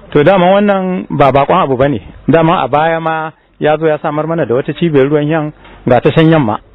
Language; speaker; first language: Hausa; native; Hausa